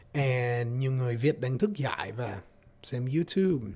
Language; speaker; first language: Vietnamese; non-native, learner; English